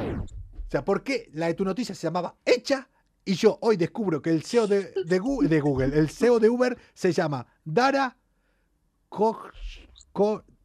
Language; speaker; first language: Spanish; native; Spanish